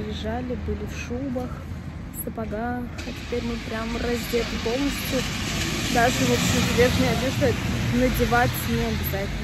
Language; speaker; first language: Russian; native; Russian